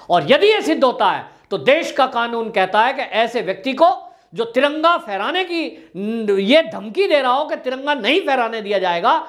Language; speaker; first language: Hindi; native; Hindi